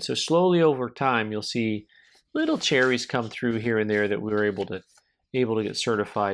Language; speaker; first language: English; native; English